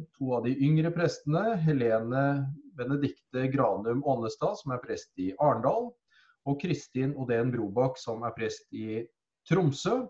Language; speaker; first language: Norwegian; native; Norwegian